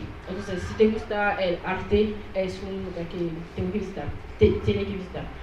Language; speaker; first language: Spanish; non-native, learner; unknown